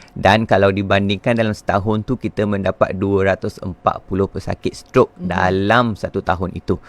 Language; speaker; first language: Malay; non-native, local second language; Tamil